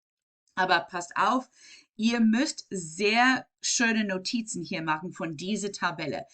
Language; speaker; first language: German; non-native, fluent; English